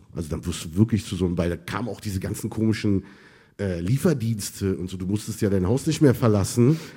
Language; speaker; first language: German; early bilingual, other home language; Arabic